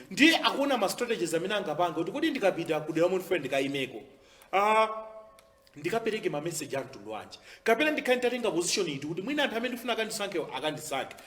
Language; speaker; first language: Nyanja; native; Nyanja